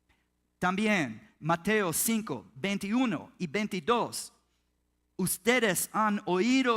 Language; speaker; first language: Spanish; non-native, learner; English